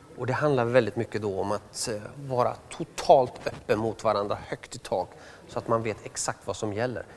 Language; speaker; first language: Swedish; early bilingual, other home language; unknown